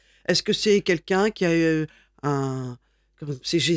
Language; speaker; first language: French; native; French